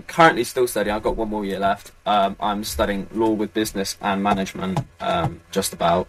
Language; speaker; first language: English; native; English